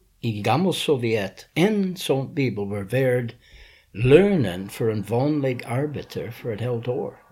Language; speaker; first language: Swedish; non-native, fluent; English